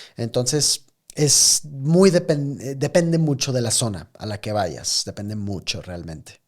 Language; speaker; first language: Spanish; native; Spanish